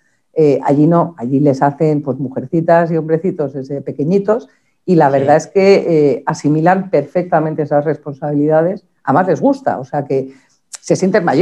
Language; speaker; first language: Spanish; native; Spanish